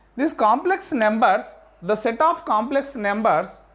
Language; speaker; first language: English; non-native, local second language; Telugu